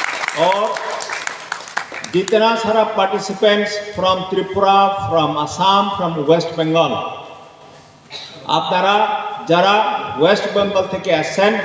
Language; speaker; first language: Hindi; non-native, local second language; Kok Borok